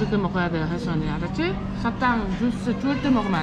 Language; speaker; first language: Korean; native; Korean